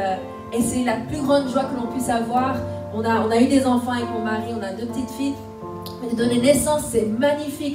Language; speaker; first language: French; native; French